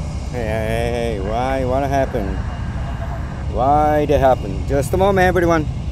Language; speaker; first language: English; non-native, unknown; Japanese